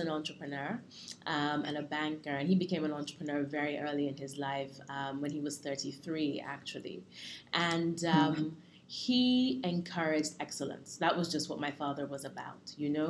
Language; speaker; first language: English; native; English